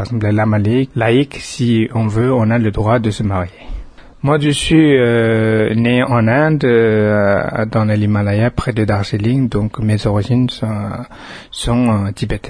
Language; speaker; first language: French; non-native, fluent; Tibetan